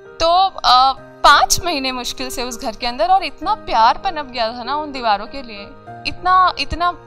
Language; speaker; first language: Hindi; native; Hindi